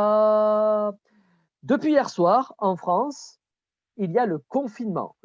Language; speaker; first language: French; native; French